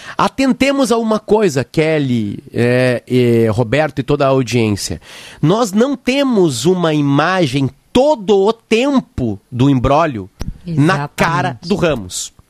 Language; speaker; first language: Portuguese; native; Portuguese